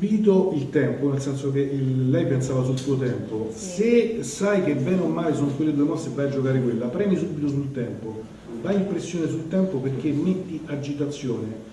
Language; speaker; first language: Italian; native; Italian